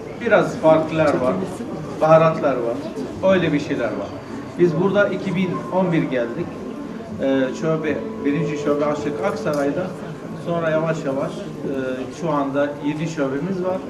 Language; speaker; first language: Turkish; non-native, learner; Arabic